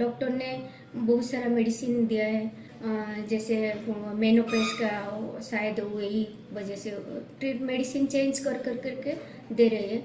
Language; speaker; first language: Hindi; non-native, local second language; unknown